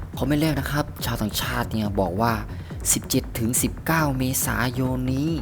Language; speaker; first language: Thai; native; Thai